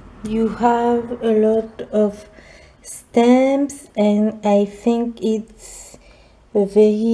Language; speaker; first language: English; non-native, learner; French